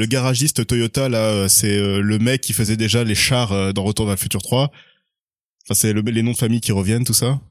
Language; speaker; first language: French; native; French